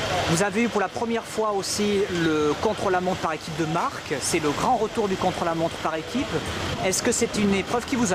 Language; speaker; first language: French; native; French